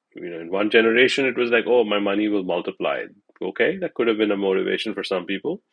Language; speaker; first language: English; non-native, local second language; Hindi